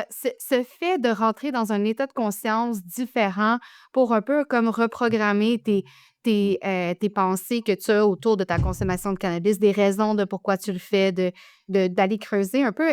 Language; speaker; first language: French; native; French